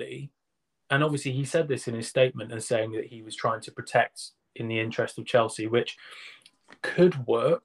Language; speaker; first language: English; native; English